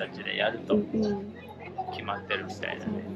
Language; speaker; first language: Japanese; native; Japanese